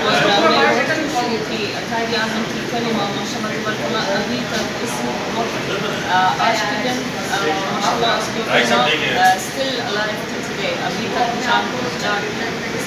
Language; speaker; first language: Hindi; non-native, learner; Arabic